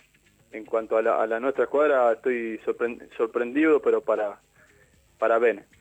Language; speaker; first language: Italian; non-native, learner; Spanish